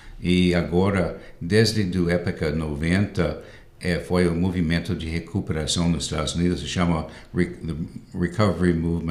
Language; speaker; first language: Portuguese; non-native, fluent; English